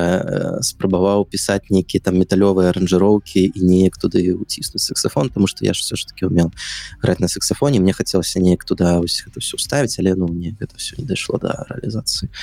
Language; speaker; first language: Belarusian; non-native, local second language; Russian